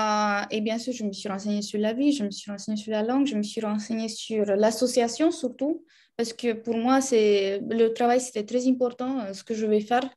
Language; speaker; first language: French; non-native, fluent; Romanian